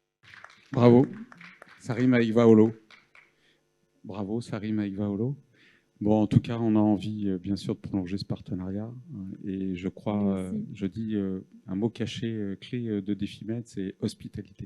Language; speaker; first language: French; native; French